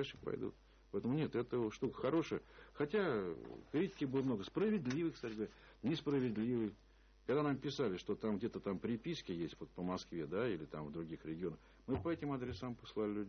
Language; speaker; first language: Russian; native; Russian